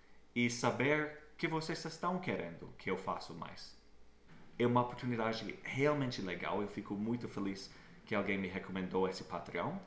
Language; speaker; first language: Portuguese; non-native, fluent; English